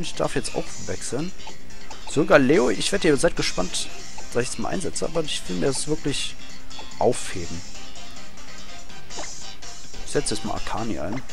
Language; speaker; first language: German; native; German